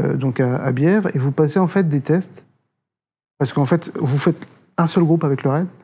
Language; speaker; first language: French; native; French